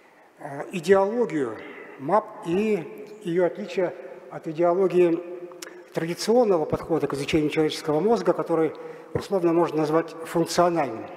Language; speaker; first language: Russian; native; Russian